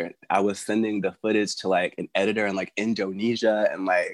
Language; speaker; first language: English; native; English